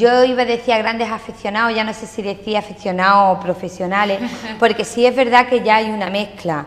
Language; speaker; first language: Spanish; native; Spanish